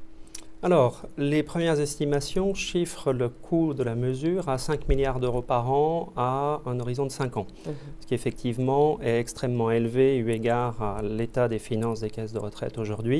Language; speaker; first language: French; native; French